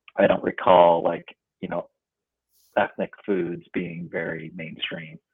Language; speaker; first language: English; native; English